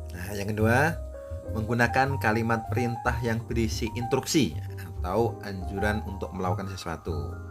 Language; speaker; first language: Indonesian; native; Indonesian